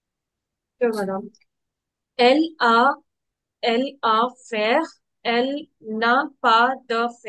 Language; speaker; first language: French; non-native, learner; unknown